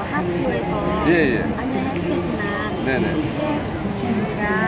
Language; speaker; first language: Korean; non-native, learner; Vietnamese